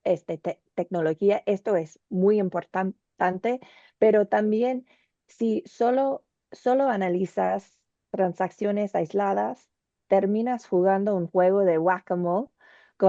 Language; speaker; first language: Spanish; non-native, learner; English